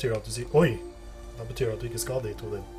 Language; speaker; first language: Norwegian; native; Norwegian